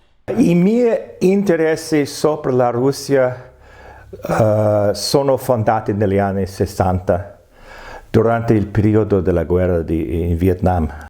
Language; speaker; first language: Italian; non-native, fluent; English